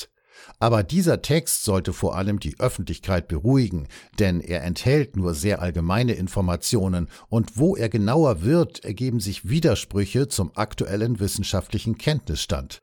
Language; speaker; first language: German; native; German